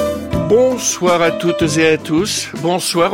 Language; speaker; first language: French; native; French